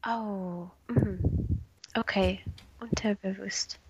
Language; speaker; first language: German; non-native, learner; Spanish